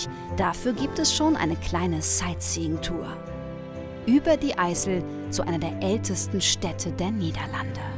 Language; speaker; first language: German; native; German